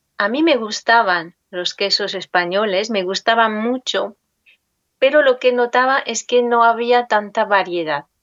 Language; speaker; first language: Spanish; non-native, fluent; French